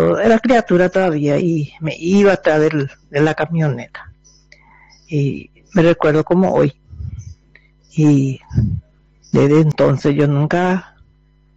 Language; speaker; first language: Spanish; native; Spanish